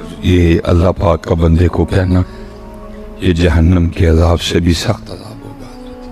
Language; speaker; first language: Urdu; non-native, local second language; Punjabi